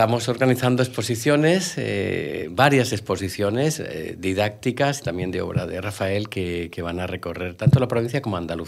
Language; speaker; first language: Spanish; native; Spanish